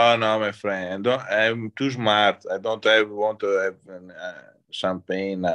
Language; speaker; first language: English; non-native, learner; Italian